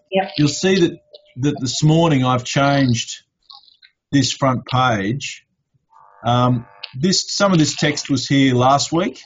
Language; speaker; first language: English; native; English